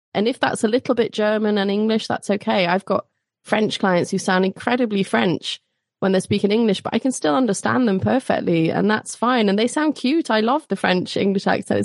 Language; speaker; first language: English; native; English